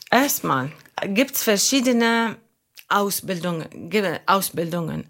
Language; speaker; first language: German; non-native, learner; Arabic